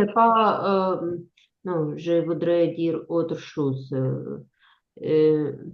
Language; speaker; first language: French; non-native, learner; Ukrainian